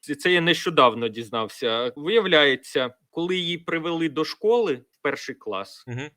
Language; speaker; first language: Ukrainian; non-native, local second language; Russian